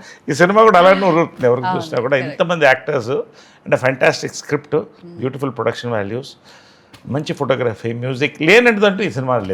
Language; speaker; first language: Telugu; native; Telugu